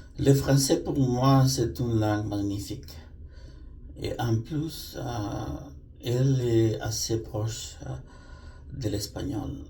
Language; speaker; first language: French; non-native, fluent; Spanish